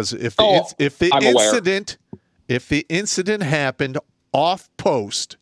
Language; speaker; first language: English; native; English